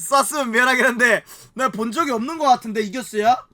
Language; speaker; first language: Korean; native; Korean